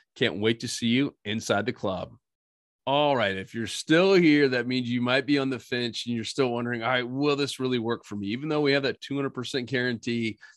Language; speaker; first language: English; native; English